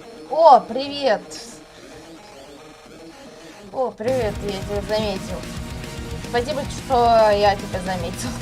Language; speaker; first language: Russian; native; Russian